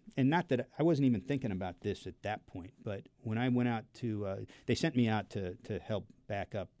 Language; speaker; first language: English; native; English